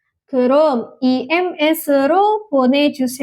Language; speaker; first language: Korean; non-native, fluent; Indonesian